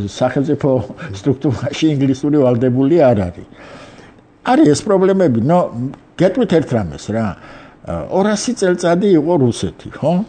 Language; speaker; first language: Georgian; non-native, local second language; Armenian